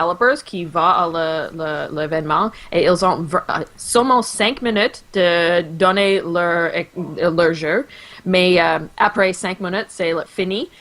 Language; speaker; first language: French; non-native, local second language; English